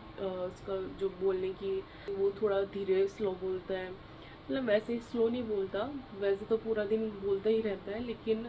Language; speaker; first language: Hindi; native; Hindi